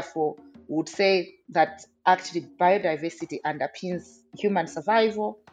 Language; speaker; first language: English; non-native, local second language; Nyanja